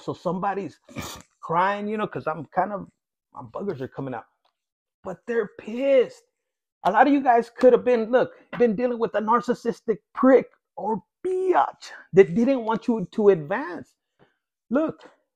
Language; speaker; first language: English; early bilingual, other home language; Spanish